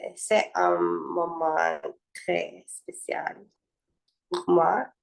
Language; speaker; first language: French; non-native, learner; Spanish